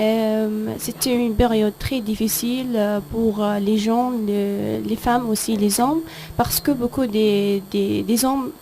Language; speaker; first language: French; non-native, fluent; Arabic